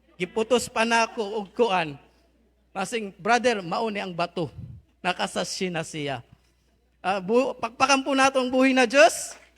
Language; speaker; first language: Cebuano; non-native, local second language; Waray